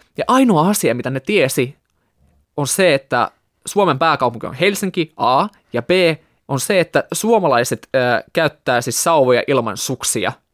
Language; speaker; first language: Finnish; non-native, fluent; Russian